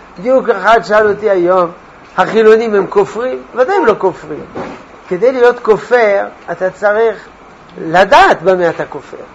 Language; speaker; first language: Hebrew; non-native, fluent; French